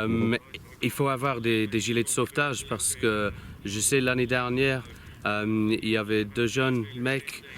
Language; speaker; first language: French; non-native, learner; English